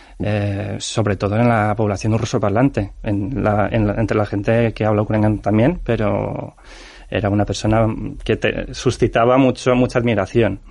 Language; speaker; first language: Spanish; non-native, fluent; Ukrainian